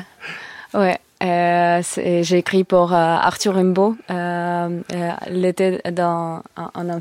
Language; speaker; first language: French; non-native, learner; Russian